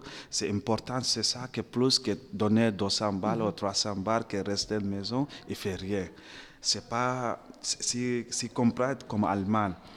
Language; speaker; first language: French; non-native, learner; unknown